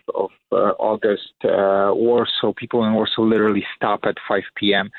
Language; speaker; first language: English; non-native, fluent; Polish